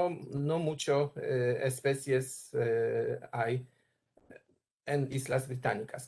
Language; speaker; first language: Spanish; non-native, learner; Polish